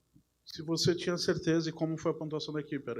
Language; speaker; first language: Portuguese; native; Portuguese